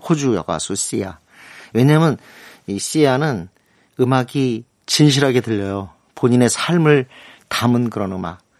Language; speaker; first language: Korean; native; Korean